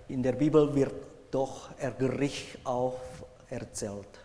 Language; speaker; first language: German; non-native, fluent; Indonesian